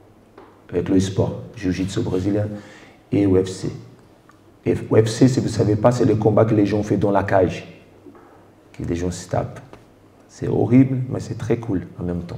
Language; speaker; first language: French; non-native, fluent; Portuguese